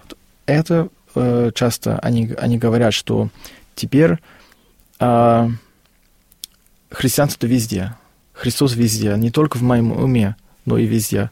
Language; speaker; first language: Russian; non-native, fluent; Afrikaans